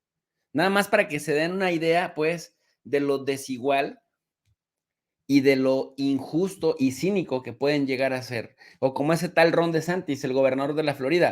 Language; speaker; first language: Spanish; native; Spanish